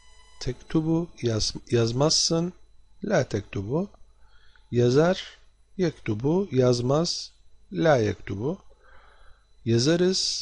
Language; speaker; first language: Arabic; non-native, fluent; Turkish